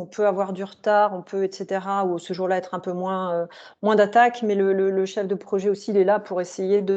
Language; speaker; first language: French; native; French